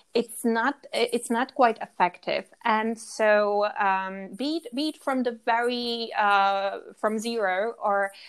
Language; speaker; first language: English; non-native, fluent; Polish